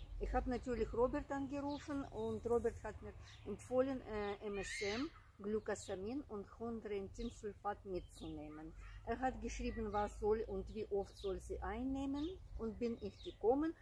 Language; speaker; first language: German; non-native, learner; Russian